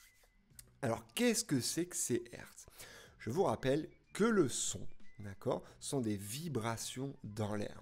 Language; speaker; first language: French; native; French